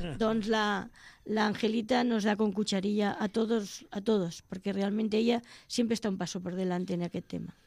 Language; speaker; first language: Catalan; non-native, local second language; Spanish